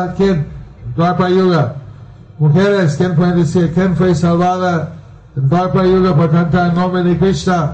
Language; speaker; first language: Spanish; non-native, learner; Bangla